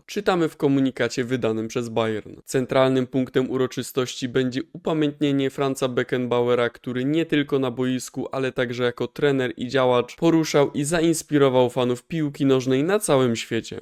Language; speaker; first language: Polish; native; Polish